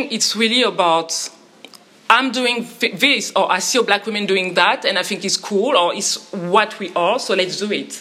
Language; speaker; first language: English; non-native, fluent; French